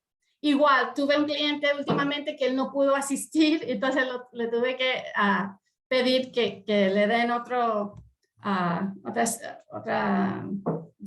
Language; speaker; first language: Spanish; early bilingual, heritage; Spanish